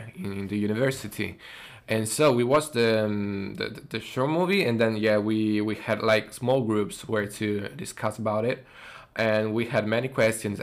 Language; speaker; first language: English; non-native, fluent; Italian